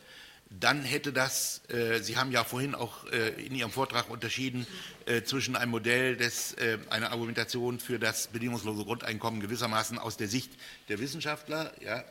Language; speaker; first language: German; native; German